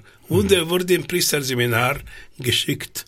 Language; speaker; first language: German; non-native, fluent; Arabic